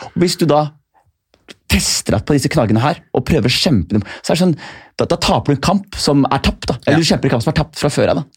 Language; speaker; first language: Norwegian; early bilingual, other home language; Somali